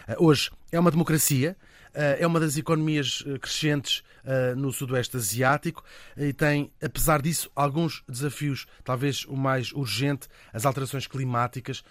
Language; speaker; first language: Portuguese; native; Portuguese